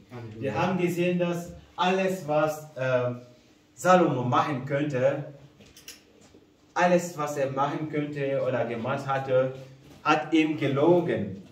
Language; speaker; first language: German; non-native, fluent; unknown